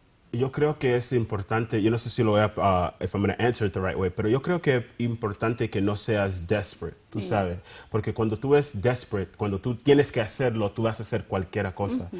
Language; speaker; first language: Spanish; early bilingual, heritage; Spanish